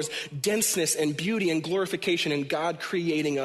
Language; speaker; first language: English; native; English